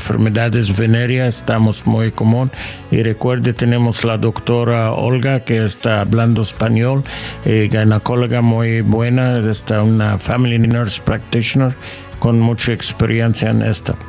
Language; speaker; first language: Spanish; non-native, learner; English